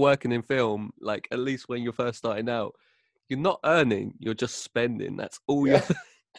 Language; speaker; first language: English; native; English